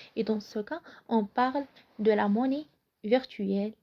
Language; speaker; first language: French; non-native, local second language; Arabic